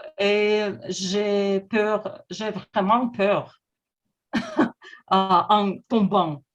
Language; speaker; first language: French; non-native, learner; Russian